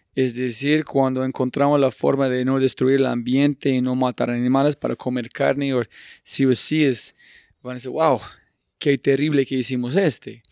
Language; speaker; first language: Spanish; non-native, fluent; English